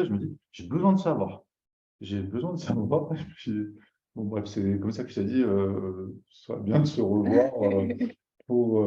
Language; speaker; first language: French; native; French